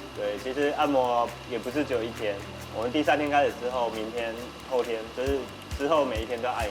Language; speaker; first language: Chinese; native; Chinese